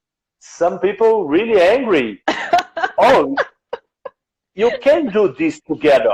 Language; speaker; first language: English; non-native, learner; Portuguese